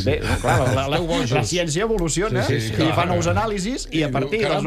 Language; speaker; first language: Catalan; native; Catalan